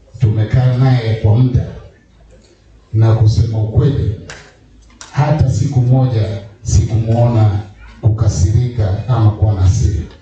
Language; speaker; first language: Swahili; native; Swahili